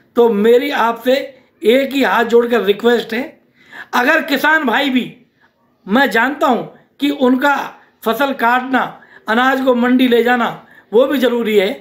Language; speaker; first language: Hindi; native; Hindi